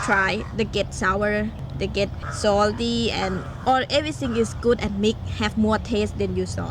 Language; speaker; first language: English; non-native, learner; Thai